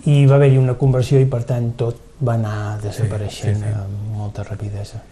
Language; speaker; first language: Catalan; native; Catalan